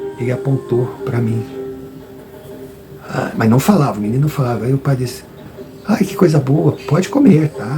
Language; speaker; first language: Portuguese; native; Portuguese